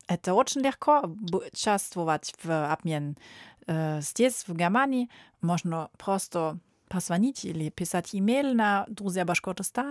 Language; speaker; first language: Russian; non-native, learner; German